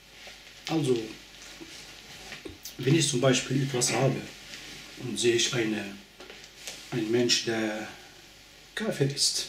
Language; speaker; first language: German; non-native, fluent; Arabic